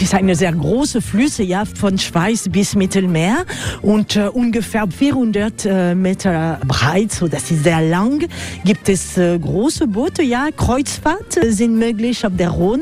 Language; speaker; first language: German; non-native, learner; French